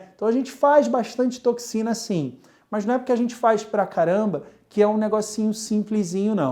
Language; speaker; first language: Portuguese; native; Portuguese